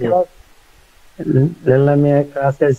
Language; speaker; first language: Italian; non-native, learner; Bangla